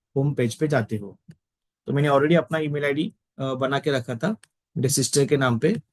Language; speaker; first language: Hindi; non-native, local second language; Marathi